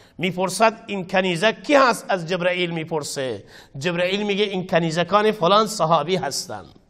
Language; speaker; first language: Persian; non-native, local second language; Baluchi